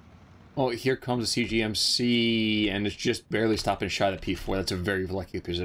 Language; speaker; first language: English; native; English